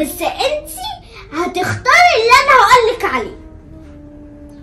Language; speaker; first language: Arabic; native; Arabic